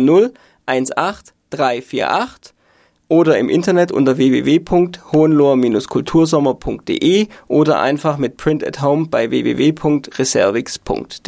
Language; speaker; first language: German; native; German